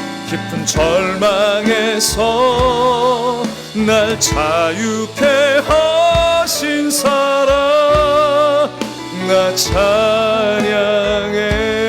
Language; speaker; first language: Korean; native; Korean